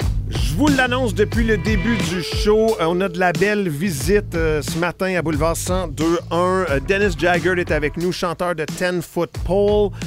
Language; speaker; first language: French; native; French